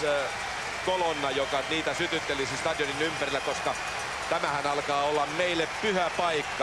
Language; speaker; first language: Finnish; native; Finnish